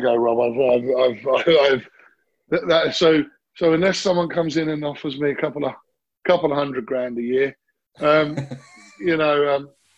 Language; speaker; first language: English; native; English